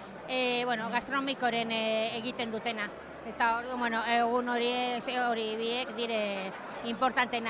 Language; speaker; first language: Basque; non-native, local second language; Spanish